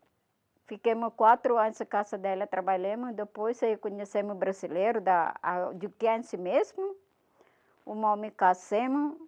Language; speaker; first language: Portuguese; non-native, learner; Malayalam